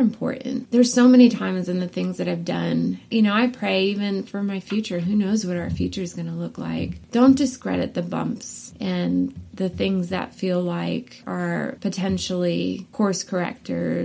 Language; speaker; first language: English; native; English